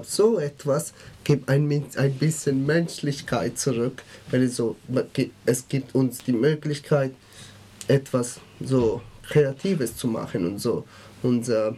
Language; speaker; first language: German; non-native, fluent; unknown